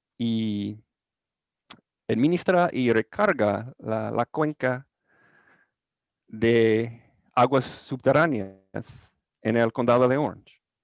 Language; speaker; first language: Spanish; non-native, learner; English